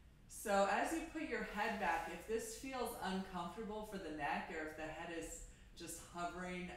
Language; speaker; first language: English; native; English